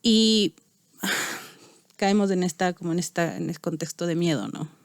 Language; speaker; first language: Spanish; native; Spanish